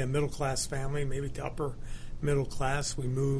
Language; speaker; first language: English; native; English